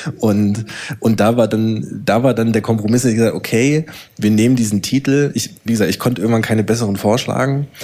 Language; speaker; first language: German; native; German